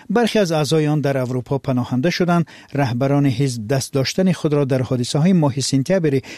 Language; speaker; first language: Persian; native; Persian